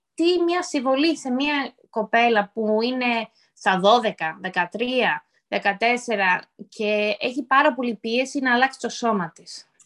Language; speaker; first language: Greek; early bilingual, heritage; Greek